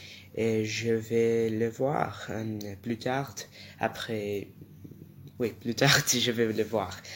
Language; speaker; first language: French; non-native, learner; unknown